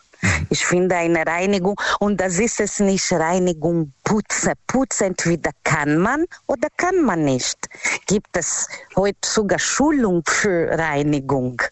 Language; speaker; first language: German; non-native, learner; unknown